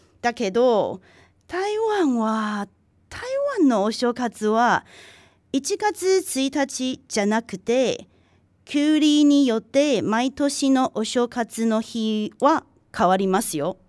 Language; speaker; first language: Japanese; non-native, fluent; Chinese